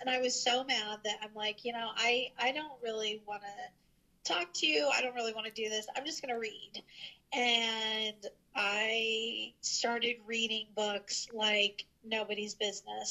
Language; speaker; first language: English; native; English